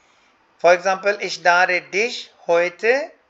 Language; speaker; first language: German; non-native, fluent; Hindi